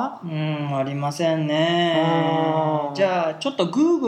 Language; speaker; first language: Japanese; native; Japanese